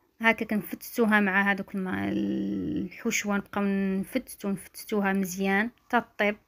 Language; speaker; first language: Arabic; native; Arabic